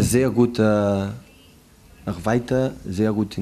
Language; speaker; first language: German; non-native, learner; Catalan